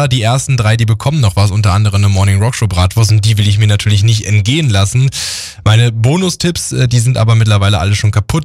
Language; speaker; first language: German; native; German